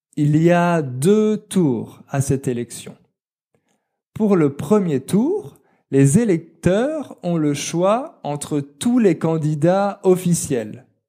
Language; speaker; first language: French; native; French